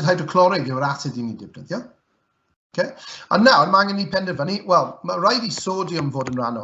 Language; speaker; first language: Welsh; native; Welsh